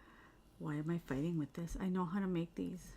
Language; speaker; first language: English; native; English